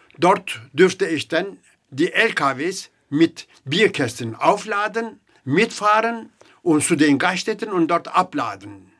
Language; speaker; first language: German; non-native, fluent; Turkish